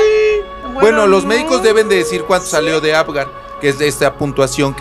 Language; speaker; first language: Spanish; native; Spanish